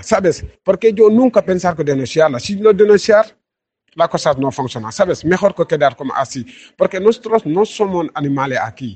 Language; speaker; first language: Spanish; non-native, learner; Wolof